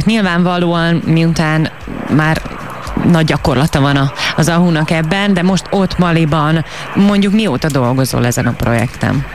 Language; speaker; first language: Hungarian; native; Hungarian